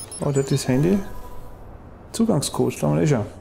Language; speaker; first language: German; native; German